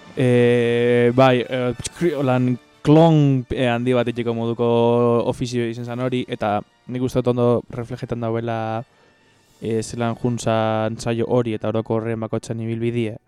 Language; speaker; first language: Basque; native; Basque